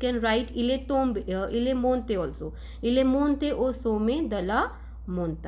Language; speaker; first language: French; non-native, fluent; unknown